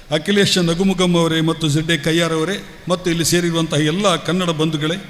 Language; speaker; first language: Kannada; non-native, local second language; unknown